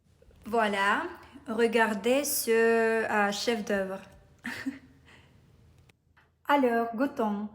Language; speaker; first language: French; non-native, fluent; Russian